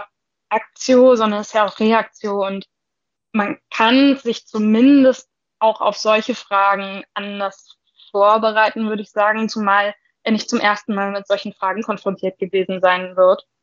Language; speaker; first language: German; native; German